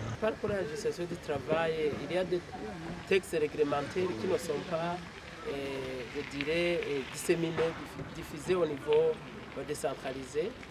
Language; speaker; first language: French; non-native, local second language; Rundi